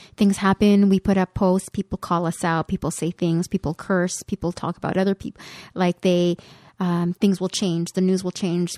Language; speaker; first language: English; early bilingual, other home language; Spanish